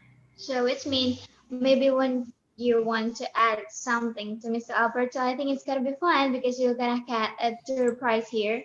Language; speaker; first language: English; non-native, learner; Indonesian